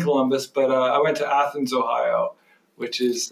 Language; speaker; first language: English; native; English